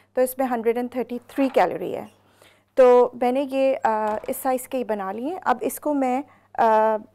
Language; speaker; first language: Urdu; native; Urdu